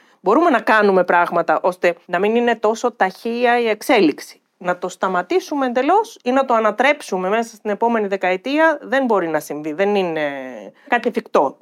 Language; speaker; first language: Greek; native; Greek